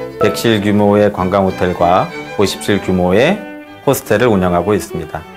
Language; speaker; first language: Korean; native; Korean